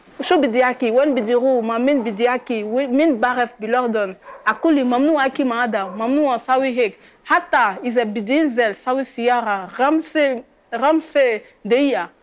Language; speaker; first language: Arabic; non-native, learner; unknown